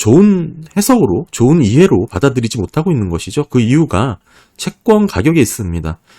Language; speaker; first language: Korean; native; Korean